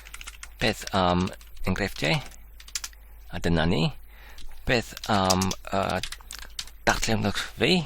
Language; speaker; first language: Welsh; non-native, learner; Polish